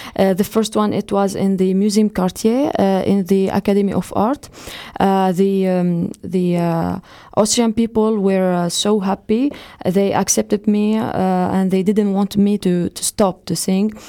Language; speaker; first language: English; non-native, fluent; Arabic